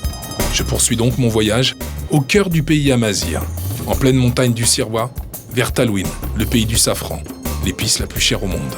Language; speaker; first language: French; native; French